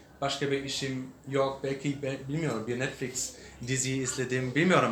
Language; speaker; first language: Turkish; non-native, learner; English